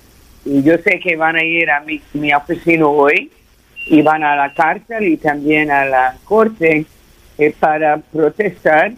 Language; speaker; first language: Spanish; early bilingual, heritage; Spanish